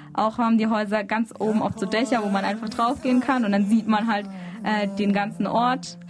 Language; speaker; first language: German; early bilingual, other home language; Arabic